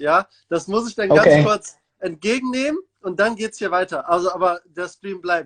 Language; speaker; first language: German; native; German